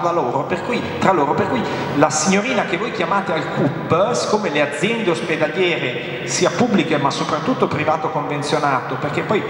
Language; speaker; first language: Italian; native; Italian